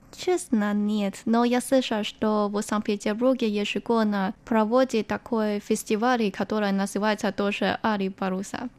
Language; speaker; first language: Russian; non-native, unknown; Chinese